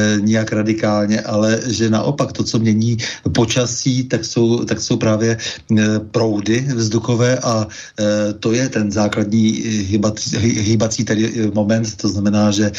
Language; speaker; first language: Czech; native; Czech